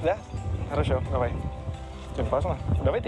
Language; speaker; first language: Russian; non-native, learner; Indonesian